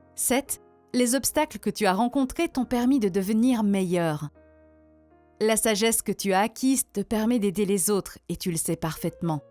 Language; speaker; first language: French; native; French